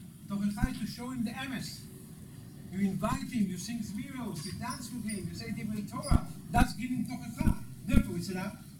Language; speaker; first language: English; non-native, fluent; Hebrew